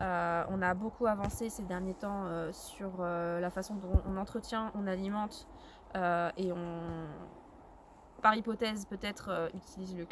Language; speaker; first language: French; native; French